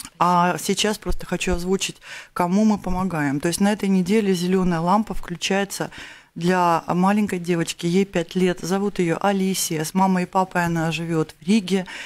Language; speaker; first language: Russian; native; Russian